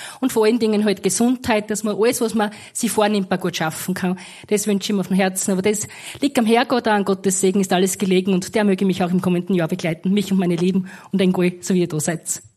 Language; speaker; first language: German; native; German